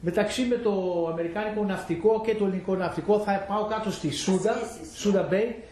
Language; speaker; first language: Greek; early bilingual, heritage; Greek